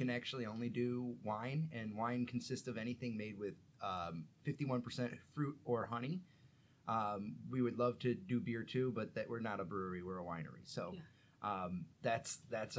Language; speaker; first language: English; native; English